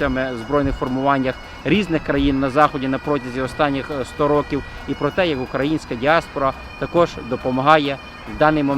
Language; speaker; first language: Ukrainian; native; Ukrainian